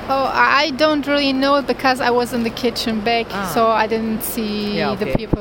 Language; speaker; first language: English; non-native, learner; Turkish